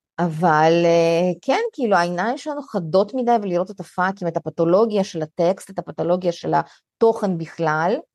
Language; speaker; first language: Hebrew; early bilingual, other home language; Russian